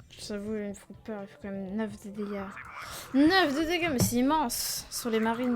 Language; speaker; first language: French; native; French